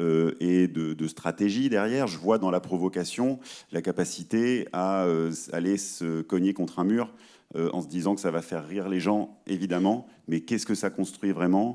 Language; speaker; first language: French; native; French